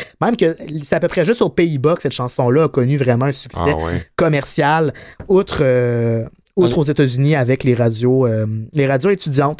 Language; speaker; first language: French; native; French